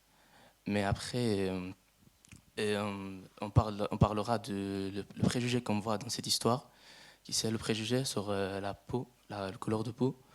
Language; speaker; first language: French; non-native, fluent; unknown